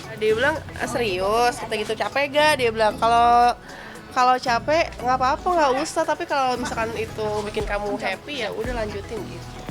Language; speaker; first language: Indonesian; native; Indonesian